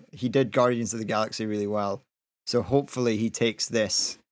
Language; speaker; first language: English; native; English